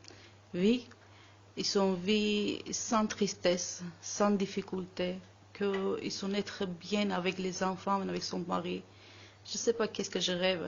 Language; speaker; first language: French; non-native, learner; Armenian